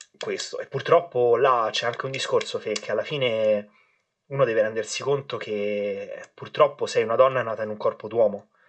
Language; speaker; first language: Italian; native; Italian